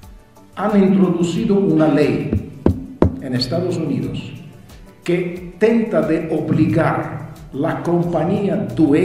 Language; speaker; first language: Spanish; non-native, fluent; Russian